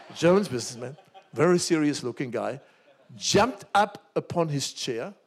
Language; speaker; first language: English; non-native, fluent; German